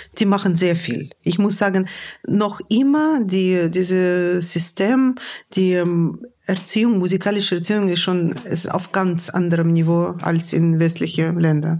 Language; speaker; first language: German; non-native, fluent; Russian